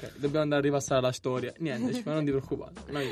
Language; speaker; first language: Italian; native; Italian